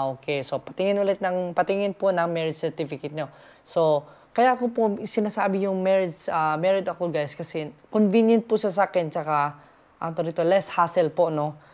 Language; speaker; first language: Filipino; native; Filipino